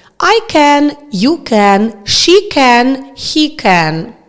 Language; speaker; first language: English; non-native, fluent; Ukrainian